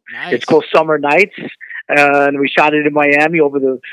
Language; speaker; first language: English; native; English